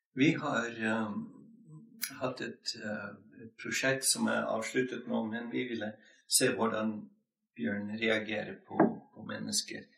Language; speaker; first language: Norwegian; non-native, fluent; English